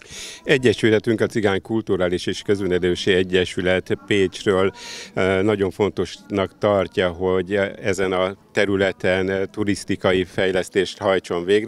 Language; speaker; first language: Hungarian; native; Hungarian